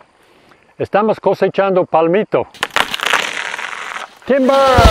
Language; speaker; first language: Spanish; non-native, fluent; English